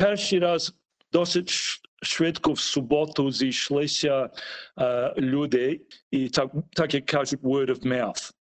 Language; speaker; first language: Ukrainian; early bilingual, heritage; Ukrainian